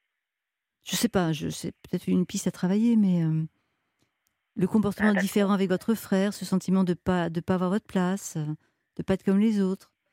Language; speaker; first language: French; native; French